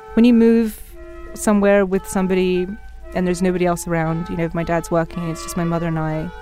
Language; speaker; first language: English; early bilingual, other home language; Spanish